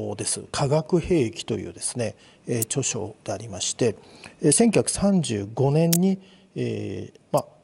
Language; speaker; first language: Japanese; native; Japanese